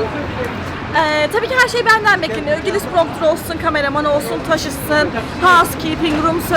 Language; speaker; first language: Turkish; native; Turkish